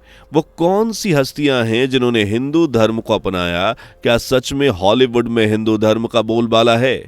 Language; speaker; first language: Hindi; native; Hindi